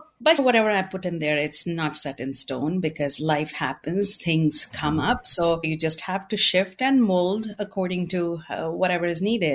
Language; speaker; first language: English; non-native, local second language; Hindi